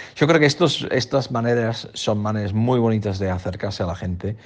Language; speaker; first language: Spanish; non-native, fluent; English